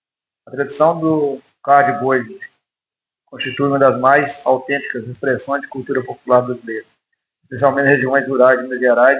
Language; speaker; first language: Portuguese; native; Portuguese